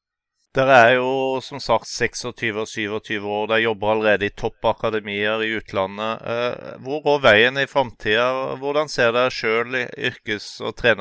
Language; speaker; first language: Norwegian; native; Norwegian